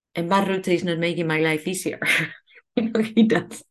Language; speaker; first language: English; non-native, fluent; Spanish